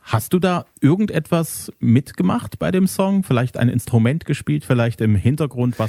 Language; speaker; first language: German; native; German